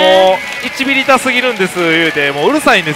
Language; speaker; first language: Japanese; native; Japanese